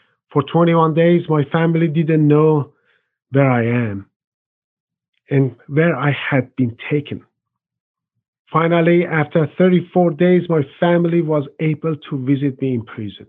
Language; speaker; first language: English; non-native, fluent; Persian